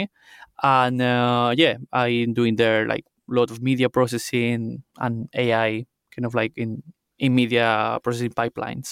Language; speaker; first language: English; non-native, fluent; Spanish